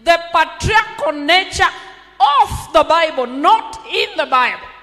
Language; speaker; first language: English; non-native, local second language; Swahili